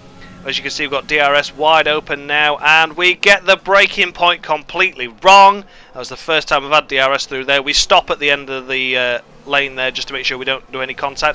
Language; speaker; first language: English; native; English